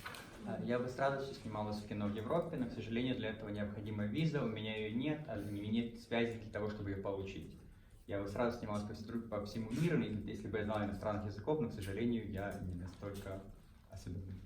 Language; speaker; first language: Russian; native; Russian